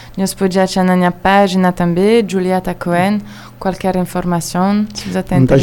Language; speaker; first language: Portuguese; non-native, learner; Hebrew